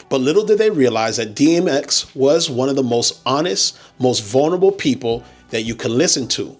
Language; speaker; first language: English; native; English